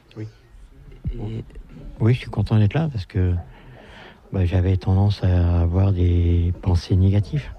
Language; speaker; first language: French; native; French